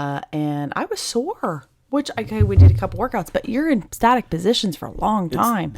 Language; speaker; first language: English; native; English